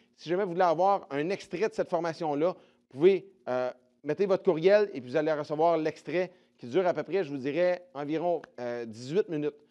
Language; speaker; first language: French; native; French